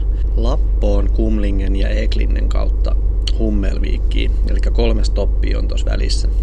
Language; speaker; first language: Finnish; native; Finnish